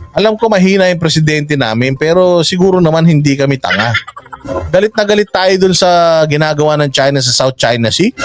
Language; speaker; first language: Filipino; native; Filipino